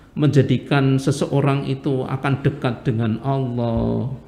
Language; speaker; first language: Indonesian; native; Indonesian